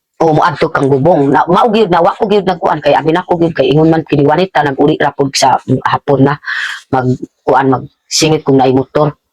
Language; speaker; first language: Cebuano; non-native, local second language; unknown